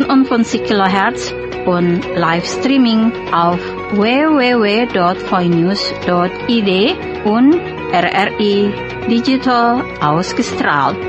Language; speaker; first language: German; non-native, fluent; Indonesian